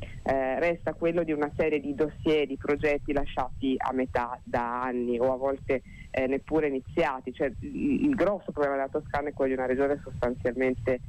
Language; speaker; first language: Italian; native; Italian